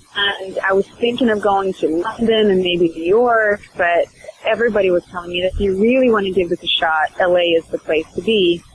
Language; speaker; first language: English; early bilingual, other home language; Swedish